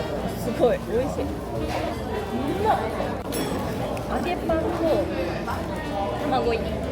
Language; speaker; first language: Japanese; native; Japanese